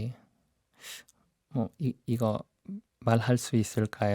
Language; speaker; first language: Korean; non-native, fluent; English